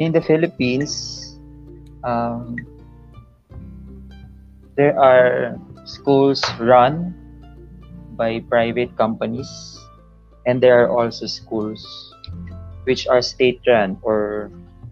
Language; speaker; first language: English; non-native, local second language; Filipino